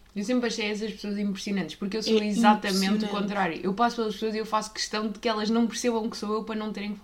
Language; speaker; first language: Portuguese; native; Portuguese